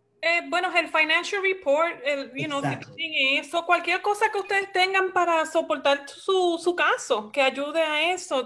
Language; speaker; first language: Spanish; early bilingual, heritage; Spanish